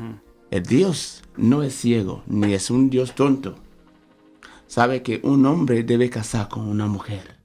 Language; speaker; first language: Spanish; non-native, fluent; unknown